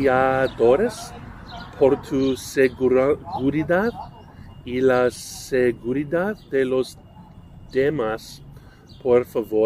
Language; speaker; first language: Spanish; non-native, learner; English